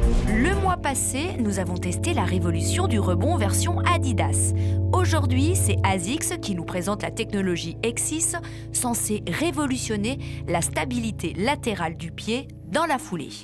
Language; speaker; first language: French; native; French